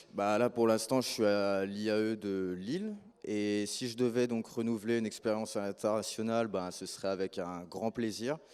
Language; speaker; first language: French; native; French